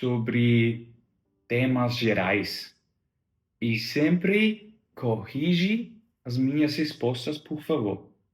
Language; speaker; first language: Portuguese; non-native, learner; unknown